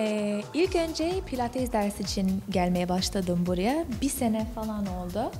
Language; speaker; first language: Turkish; non-native, fluent; English